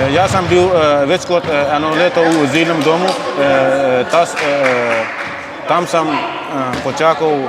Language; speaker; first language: Slovenian; non-native, learner; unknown